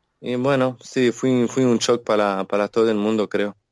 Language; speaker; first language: Portuguese; non-native, learner; French